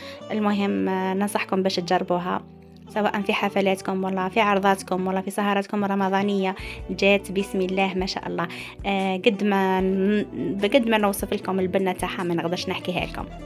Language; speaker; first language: Arabic; native; Arabic